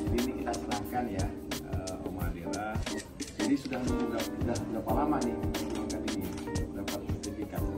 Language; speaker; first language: Indonesian; native; Indonesian